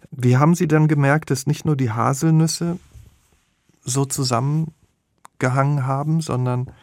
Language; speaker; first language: German; native; German